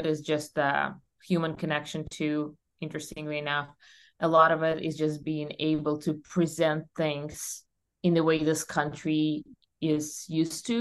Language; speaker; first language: English; non-native, fluent; Russian